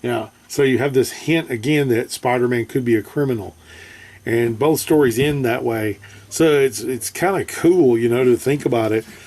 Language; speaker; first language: English; native; English